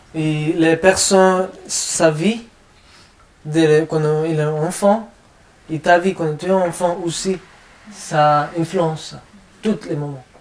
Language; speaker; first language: French; non-native, learner; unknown